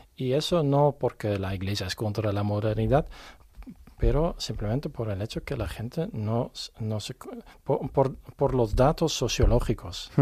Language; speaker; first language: Spanish; non-native, fluent; Dutch